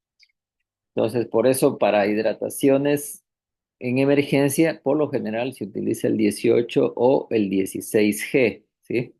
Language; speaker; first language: Spanish; native; Spanish